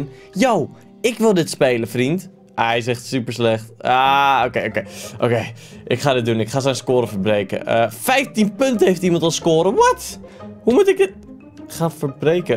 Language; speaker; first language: Dutch; native; Dutch